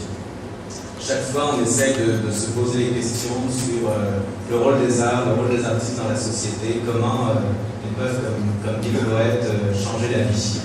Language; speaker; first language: French; native; French